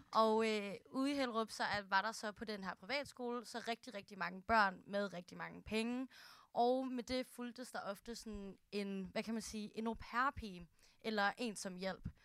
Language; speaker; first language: Danish; early bilingual, other home language; Filipino